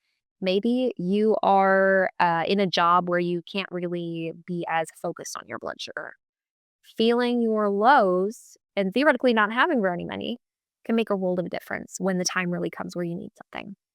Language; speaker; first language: English; native; English